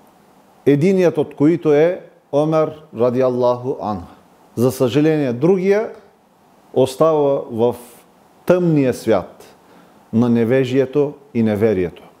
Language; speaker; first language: Bulgarian; non-native, local second language; Turkish